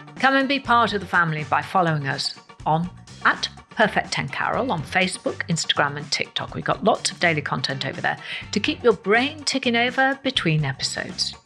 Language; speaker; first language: English; native; English